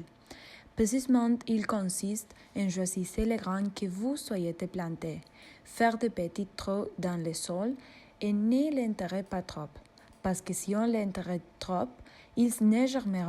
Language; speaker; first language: French; non-native, learner; Spanish